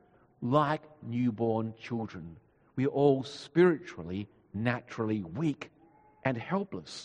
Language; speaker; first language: English; native; English